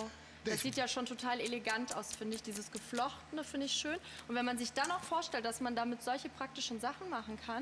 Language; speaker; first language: German; native; German